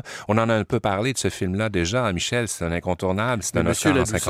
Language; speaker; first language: French; native; French